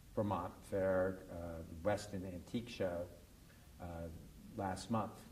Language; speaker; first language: English; native; English